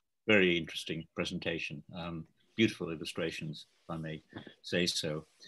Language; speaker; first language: English; native; English